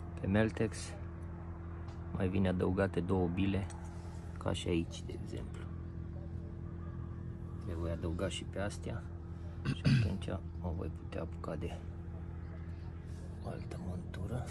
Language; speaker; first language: Romanian; native; Romanian